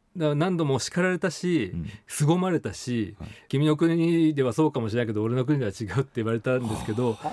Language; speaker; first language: Japanese; native; Japanese